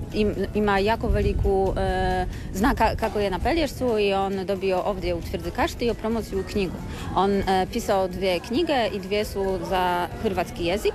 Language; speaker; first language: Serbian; non-native, learner; Polish